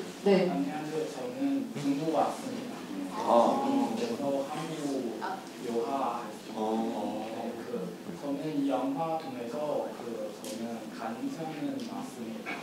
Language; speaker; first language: Korean; non-native, learner; Chinese